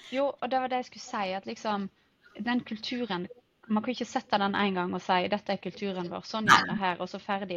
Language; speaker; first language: Norwegian; native; Norwegian